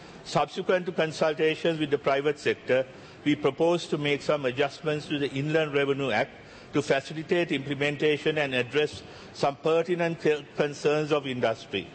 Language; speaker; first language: English; non-native, local second language; Sinhala